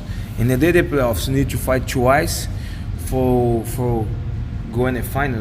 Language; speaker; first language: English; non-native, learner; Portuguese